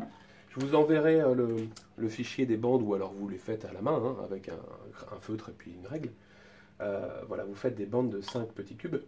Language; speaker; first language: French; native; French